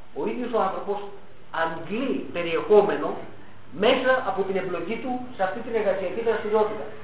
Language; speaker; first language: Greek; early bilingual, heritage; Greek